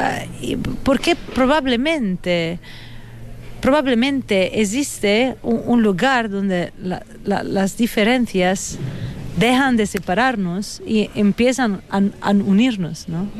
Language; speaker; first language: Spanish; non-native, fluent; Italian